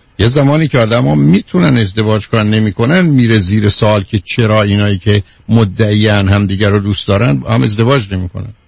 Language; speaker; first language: Persian; native; Persian